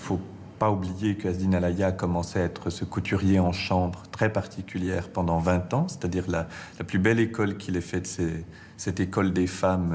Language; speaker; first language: French; native; French